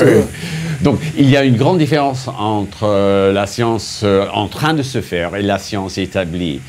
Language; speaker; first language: French; non-native, fluent; English